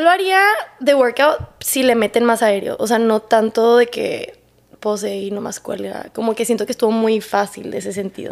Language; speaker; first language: Spanish; native; Spanish